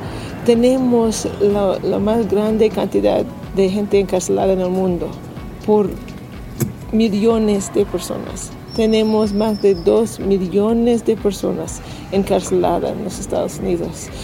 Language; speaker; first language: Spanish; non-native, learner; English